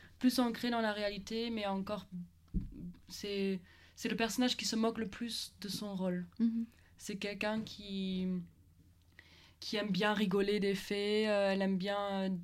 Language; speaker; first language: French; non-native, fluent; German